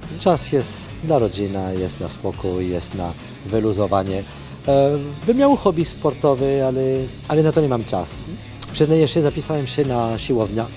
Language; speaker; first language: Polish; non-native, fluent; French